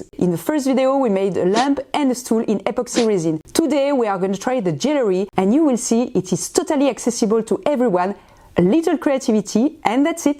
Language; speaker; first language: English; non-native, fluent; French